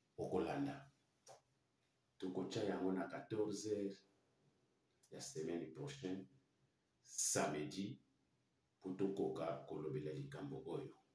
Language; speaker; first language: Lingala; non-native, local second language; Kongo